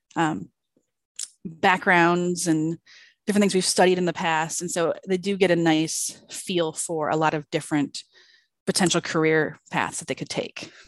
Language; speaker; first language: English; native; English